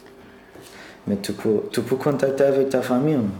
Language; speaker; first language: French; non-native, learner; Persian